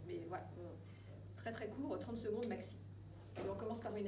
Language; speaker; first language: French; native; French